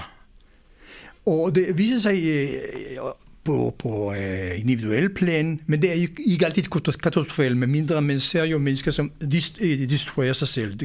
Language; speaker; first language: Danish; non-native, fluent; Hebrew